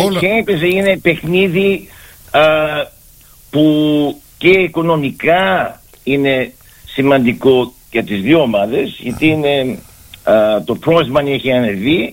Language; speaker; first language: Greek; early bilingual, heritage; Greek